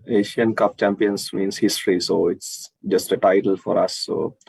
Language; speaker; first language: English; non-native, local second language; Sinhala